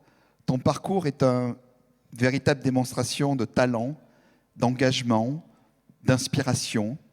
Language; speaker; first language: French; native; French